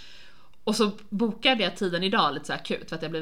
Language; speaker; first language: Swedish; native; Swedish